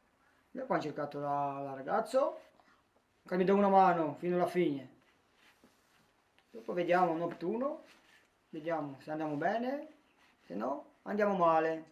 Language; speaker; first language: Italian; non-native, learner; Romanian